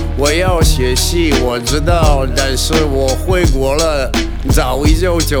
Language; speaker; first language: Chinese; non-native, learner; Russian